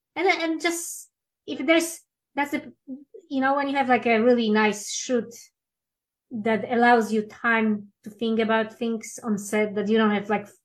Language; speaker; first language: English; non-native, fluent; Polish